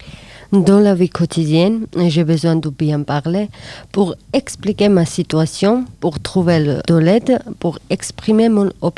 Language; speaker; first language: French; non-native, learner; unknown